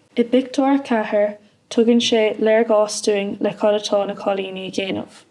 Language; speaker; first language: Irish; non-native, local second language; English